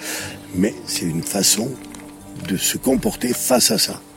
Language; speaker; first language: French; native; French